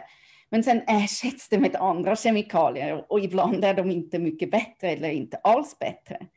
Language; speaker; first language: Swedish; non-native, fluent; German